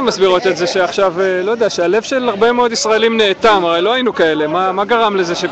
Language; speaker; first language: Hebrew; native; Hebrew